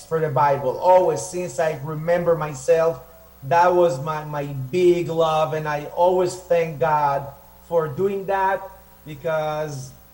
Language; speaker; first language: English; non-native, fluent; Hebrew